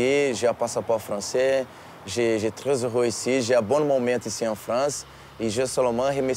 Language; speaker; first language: French; non-native, learner; Portuguese